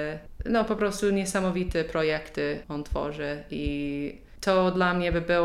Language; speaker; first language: Polish; non-native, learner; English